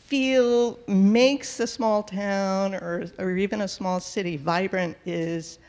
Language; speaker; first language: English; native; English